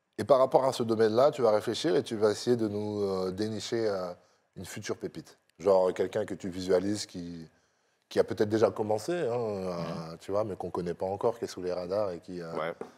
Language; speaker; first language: French; native; French